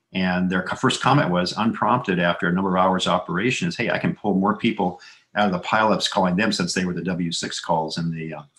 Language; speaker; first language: English; native; English